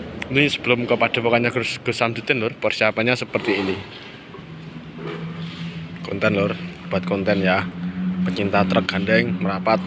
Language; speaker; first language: Indonesian; non-native, local second language; Javanese